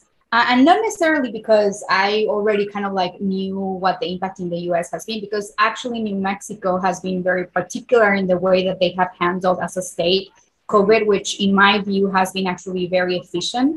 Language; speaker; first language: English; non-native, fluent; Spanish